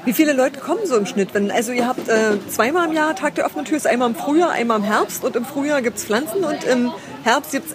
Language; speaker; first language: German; native; German